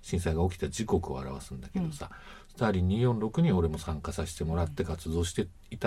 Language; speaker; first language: Japanese; native; Japanese